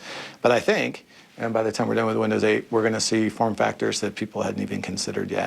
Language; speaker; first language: English; native; English